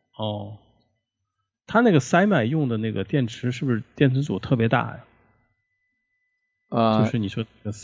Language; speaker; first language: Chinese; native; Chinese